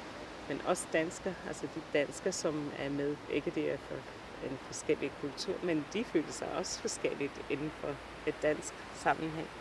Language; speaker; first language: Danish; non-native, fluent; English